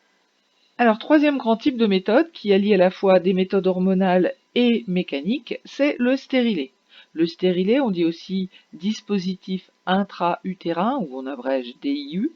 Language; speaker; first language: French; native; French